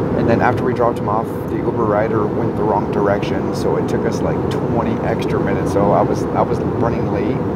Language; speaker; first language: English; native; English